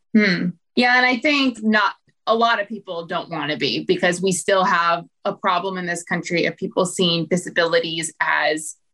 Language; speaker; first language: English; native; English